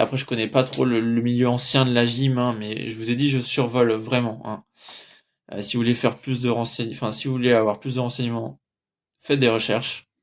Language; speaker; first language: French; native; French